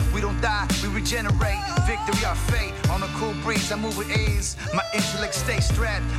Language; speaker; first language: English; non-native, fluent; Kʼicheʼ